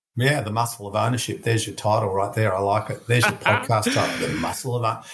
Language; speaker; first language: English; native; English